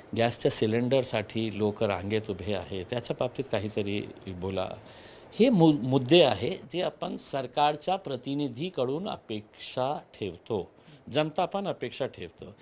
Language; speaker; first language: Marathi; non-native, local second language; Urdu